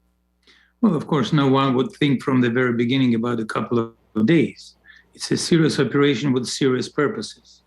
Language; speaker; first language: English; non-native, fluent; Russian